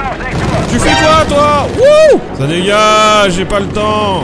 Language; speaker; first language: French; native; French